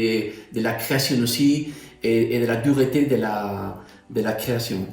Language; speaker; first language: French; non-native, fluent; Spanish